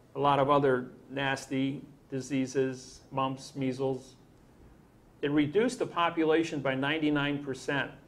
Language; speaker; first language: English; native; English